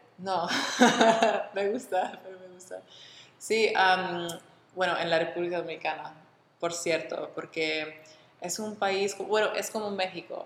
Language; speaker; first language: Spanish; early bilingual, other home language; English